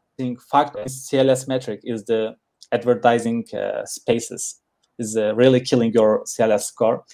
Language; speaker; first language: English; non-native, learner; Turkish